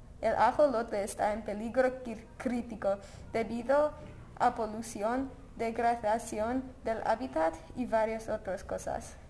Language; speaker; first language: Spanish; non-native, learner; English